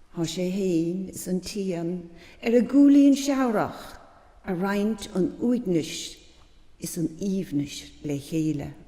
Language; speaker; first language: Irish; native; Irish